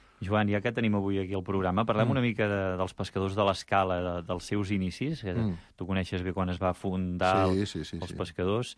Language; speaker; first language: Catalan; native; Catalan